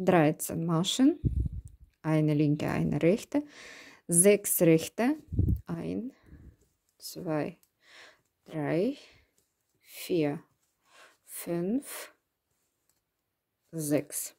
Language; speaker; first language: German; non-native, learner; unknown